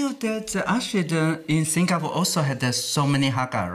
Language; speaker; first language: English; non-native, fluent; Chinese